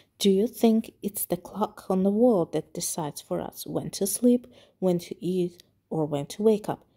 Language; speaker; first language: English; non-native, fluent; Azerbaijani